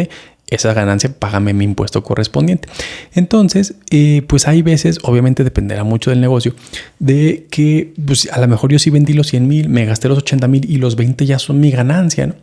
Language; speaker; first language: Spanish; native; Spanish